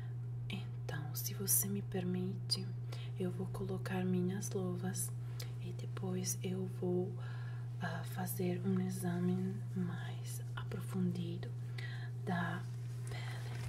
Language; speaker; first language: Portuguese; non-native, fluent; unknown